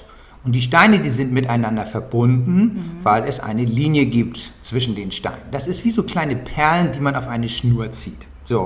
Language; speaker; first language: German; native; German